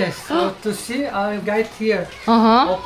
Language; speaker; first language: English; non-native, learner; Indonesian